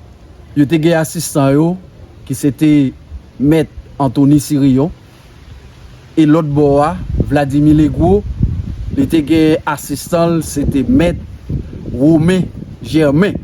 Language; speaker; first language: French; non-native, local second language; Haitian Creole